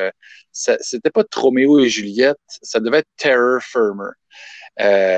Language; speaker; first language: French; native; French